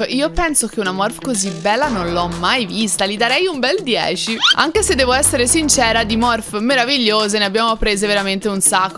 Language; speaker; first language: Italian; native; Italian